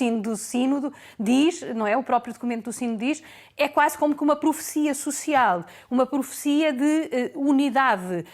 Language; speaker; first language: Portuguese; native; Portuguese